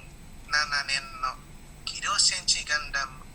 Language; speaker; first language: Japanese; non-native, learner; Indonesian